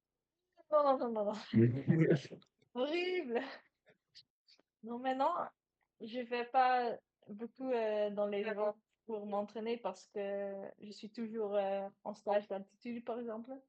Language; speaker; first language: French; non-native, learner; Dutch